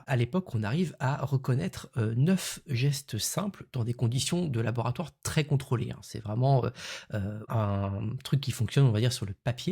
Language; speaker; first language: French; native; French